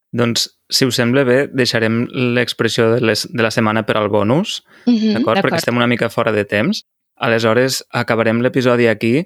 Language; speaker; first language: Catalan; native; Catalan